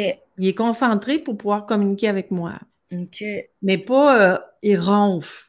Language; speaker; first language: French; native; French